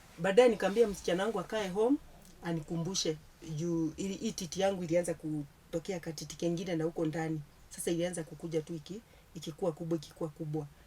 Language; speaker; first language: Swahili; non-native, local second language; Kikuyu